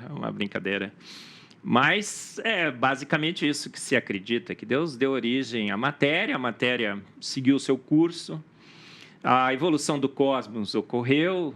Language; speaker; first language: Portuguese; native; Portuguese